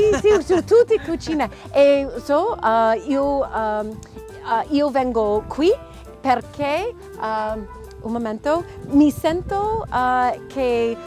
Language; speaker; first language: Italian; non-native, learner; English